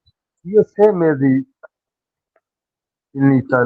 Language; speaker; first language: Italian; non-native, learner; Urdu